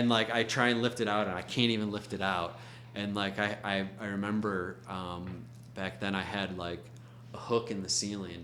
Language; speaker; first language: English; native; English